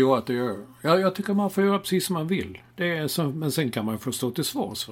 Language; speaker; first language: Swedish; native; Swedish